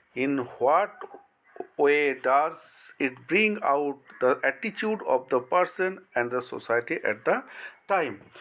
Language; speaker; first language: English; non-native, local second language; Bangla